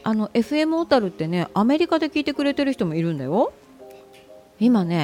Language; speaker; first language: Japanese; native; Japanese